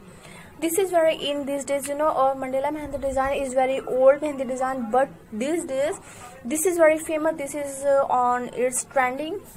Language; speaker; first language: English; non-native, local second language; Urdu